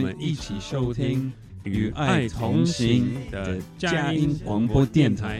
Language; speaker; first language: Chinese; non-native, learner; English